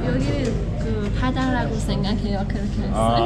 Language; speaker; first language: Korean; non-native, learner; Persian